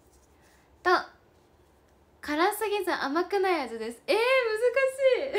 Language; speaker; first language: Japanese; native; Japanese